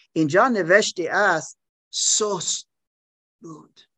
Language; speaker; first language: Persian; non-native, learner; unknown